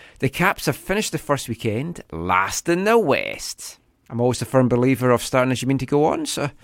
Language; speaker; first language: English; native; English